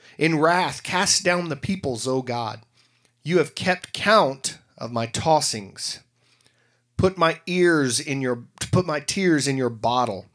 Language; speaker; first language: English; native; English